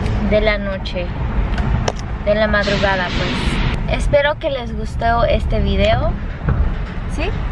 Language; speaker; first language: Spanish; early bilingual, heritage; Spanish